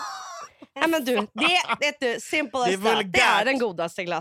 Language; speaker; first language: Swedish; native; Swedish